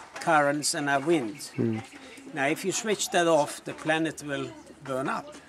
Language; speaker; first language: English; non-native, fluent; Norwegian